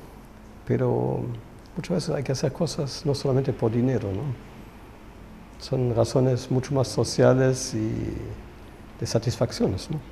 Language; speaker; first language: Spanish; non-native, fluent; German